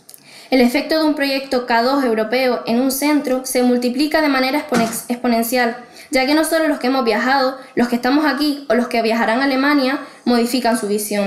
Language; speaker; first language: Spanish; native; Spanish